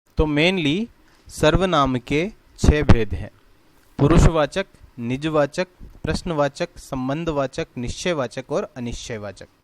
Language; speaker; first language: Hindi; native; Hindi